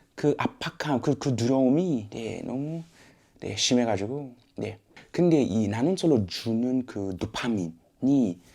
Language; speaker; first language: Korean; non-native, fluent; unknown